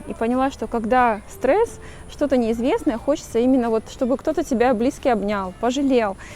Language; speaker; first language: Russian; native; Russian